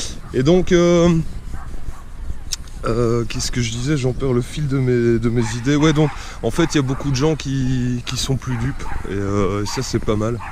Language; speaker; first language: French; native; French